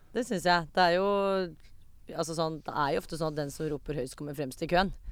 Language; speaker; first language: Norwegian; early bilingual, other home language; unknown